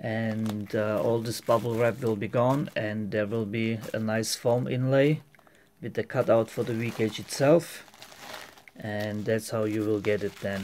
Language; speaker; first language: English; non-native, fluent; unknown